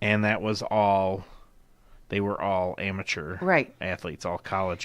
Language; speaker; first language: English; native; English